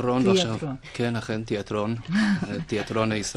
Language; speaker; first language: Hebrew; native; Hebrew